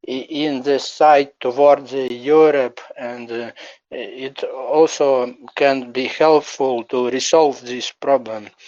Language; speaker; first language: English; non-native, learner; Ukrainian